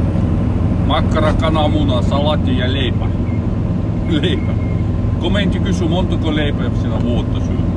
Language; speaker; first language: Finnish; non-native, learner; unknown